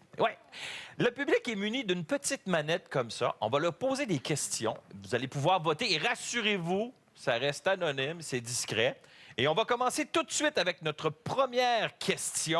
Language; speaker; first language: French; native; French